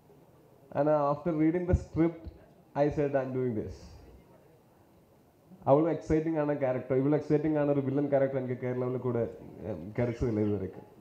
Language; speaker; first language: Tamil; non-native, learner; Malayalam